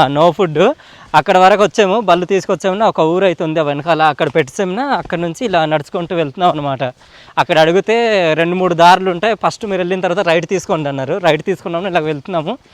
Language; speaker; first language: Telugu; non-native, local second language; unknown